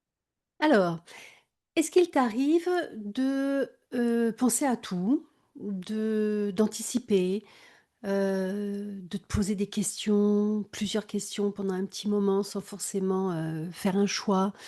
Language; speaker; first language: French; native; French